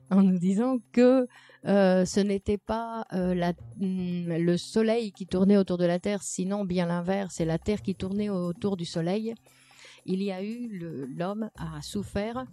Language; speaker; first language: French; native; French